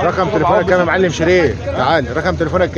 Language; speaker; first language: Arabic; native; Arabic